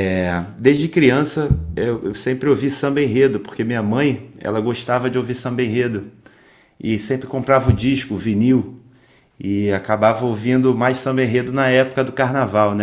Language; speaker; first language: Portuguese; native; Portuguese